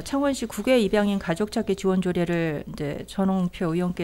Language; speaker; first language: Korean; native; Korean